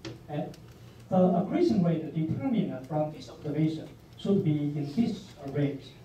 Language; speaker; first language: English; non-native, fluent; Chinese